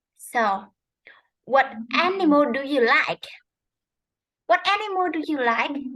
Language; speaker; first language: English; non-native, fluent; Vietnamese